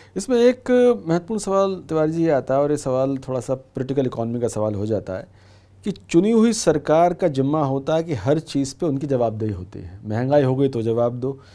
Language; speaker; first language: Hindi; native; Hindi